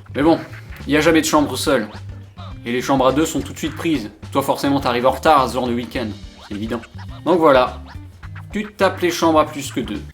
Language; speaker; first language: French; native; French